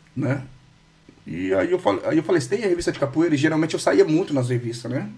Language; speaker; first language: Portuguese; native; Portuguese